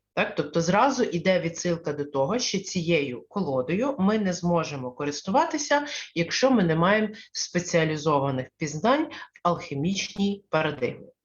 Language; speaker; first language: Ukrainian; non-native, local second language; Russian